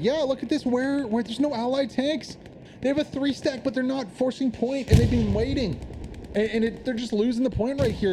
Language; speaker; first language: English; native; English